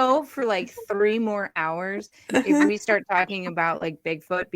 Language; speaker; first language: English; native; English